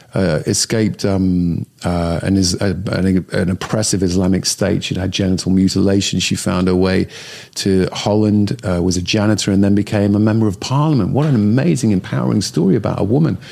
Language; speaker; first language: English; native; English